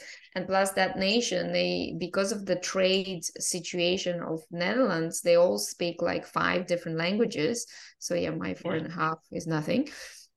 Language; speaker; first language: English; non-native, fluent; Russian